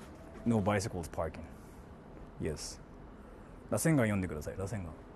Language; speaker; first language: Japanese; native; Japanese